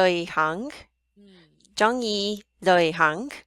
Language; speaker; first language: Cantonese; non-native, learner; English